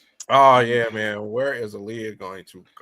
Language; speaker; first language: English; native; English